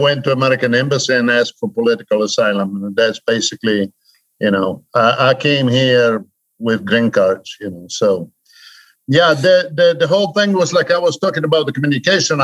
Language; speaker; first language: English; non-native, fluent; Polish